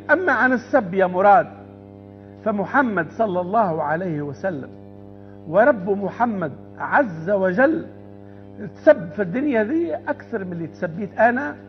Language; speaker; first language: Arabic; native; Arabic